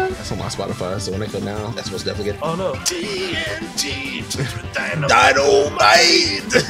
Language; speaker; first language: English; native; English